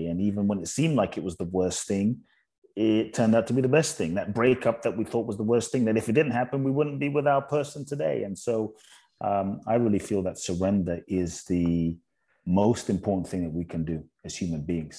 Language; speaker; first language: English; native; English